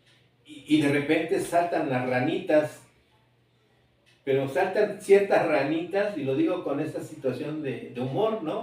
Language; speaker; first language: Spanish; native; Spanish